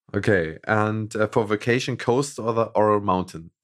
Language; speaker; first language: English; non-native, fluent; German